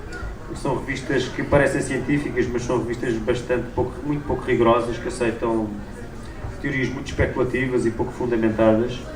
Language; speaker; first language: Portuguese; native; Portuguese